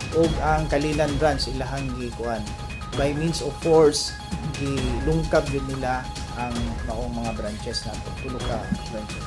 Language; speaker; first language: Cebuano; native; Cebuano